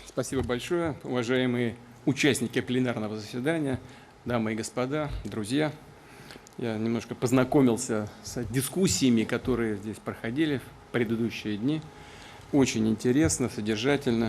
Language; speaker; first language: Russian; native; Russian